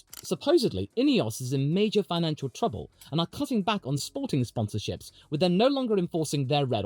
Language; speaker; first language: English; native; English